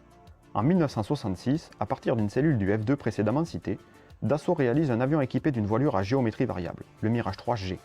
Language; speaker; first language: French; native; French